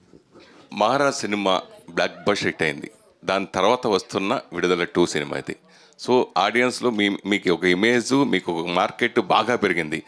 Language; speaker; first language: Telugu; native; Telugu